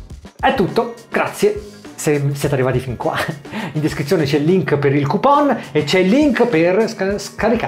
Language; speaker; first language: Italian; native; Italian